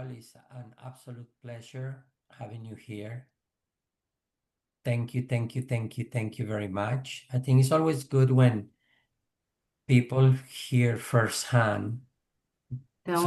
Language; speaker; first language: English; non-native, fluent; Spanish